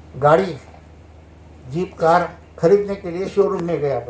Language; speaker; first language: Hindi; non-native, local second language; Marathi